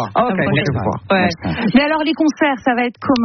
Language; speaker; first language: French; native; French